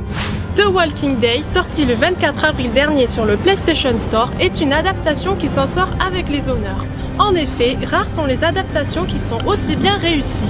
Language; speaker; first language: French; native; French